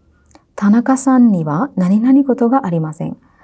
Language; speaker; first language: Japanese; non-native, fluent; Sinhala